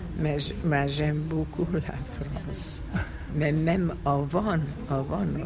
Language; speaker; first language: French; non-native, fluent; Hungarian